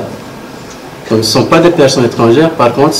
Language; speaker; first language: French; non-native, local second language; Arabic